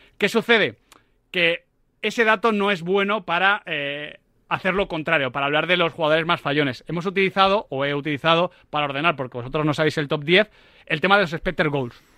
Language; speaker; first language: Spanish; native; Spanish